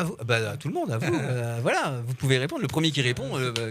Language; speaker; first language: French; native; French